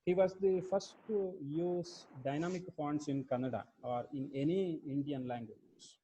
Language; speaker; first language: English; non-native, local second language; Kannada